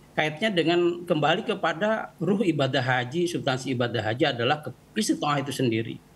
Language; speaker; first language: Indonesian; native; Indonesian